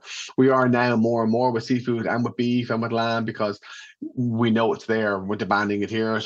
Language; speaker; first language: English; native; English